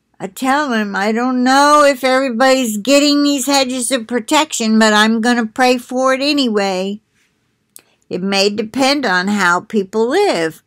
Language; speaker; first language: English; native; English